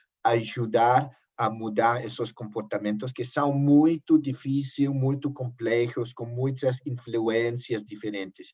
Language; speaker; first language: Portuguese; non-native, learner; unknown